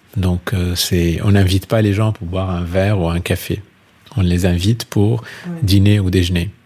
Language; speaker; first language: French; non-native, local second language; Arabic